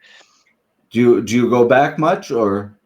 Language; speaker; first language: English; native; English